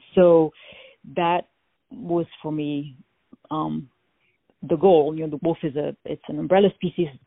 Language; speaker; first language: English; non-native, fluent; French